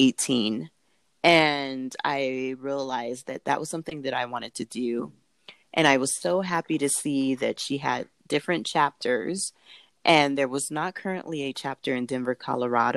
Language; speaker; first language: English; native; English